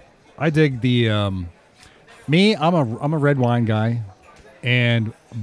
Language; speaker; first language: English; native; English